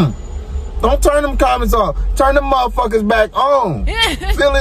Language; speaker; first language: English; native; English